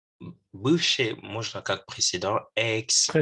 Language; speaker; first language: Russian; non-native, fluent; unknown